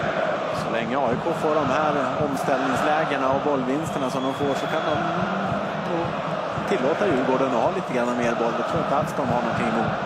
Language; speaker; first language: Swedish; native; Swedish